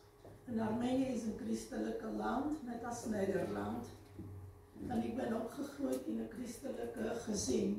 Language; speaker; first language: Dutch; non-native, fluent; Armenian